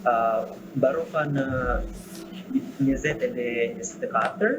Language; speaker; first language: Albanian; non-native, learner; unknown